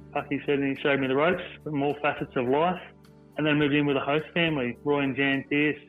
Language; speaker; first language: English; native; English